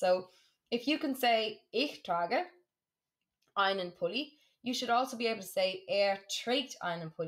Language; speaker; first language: German; non-native, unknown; English